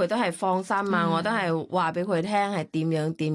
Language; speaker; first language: Cantonese; non-native, learner; Thai